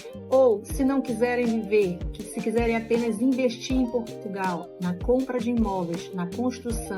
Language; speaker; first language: Portuguese; native; Portuguese